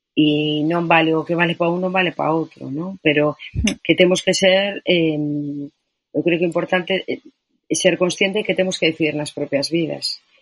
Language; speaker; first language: Galician; non-native, local second language; Spanish